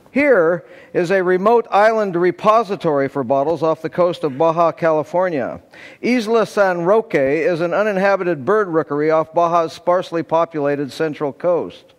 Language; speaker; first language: English; native; English